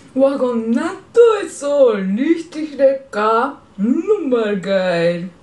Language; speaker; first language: German; non-native, learner; Japanese